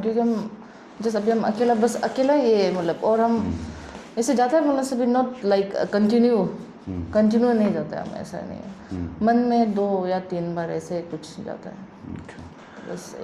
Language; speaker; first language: Hindi; non-native, local second language; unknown